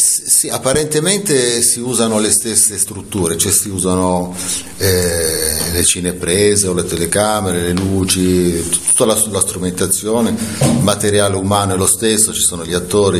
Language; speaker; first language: Italian; native; Italian